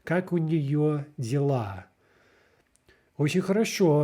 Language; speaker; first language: Russian; non-native, fluent; English